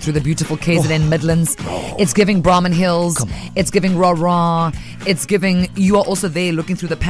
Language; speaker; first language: English; native; English